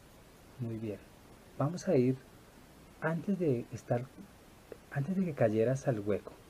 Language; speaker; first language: Spanish; native; Spanish